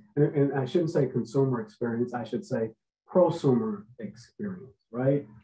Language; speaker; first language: English; native; English